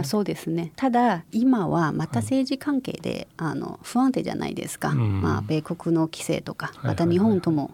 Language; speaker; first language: Japanese; non-native, fluent; Chinese